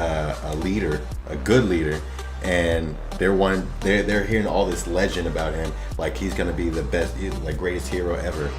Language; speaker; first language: English; native; English